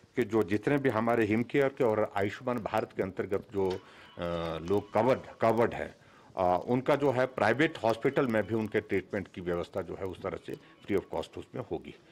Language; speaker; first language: Hindi; native; Hindi